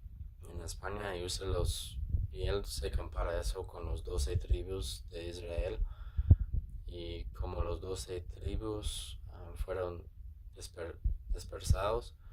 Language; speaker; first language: Spanish; non-native, learner; English